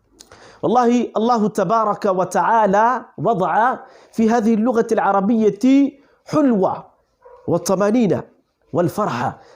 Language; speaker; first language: Arabic; non-native, fluent; Urdu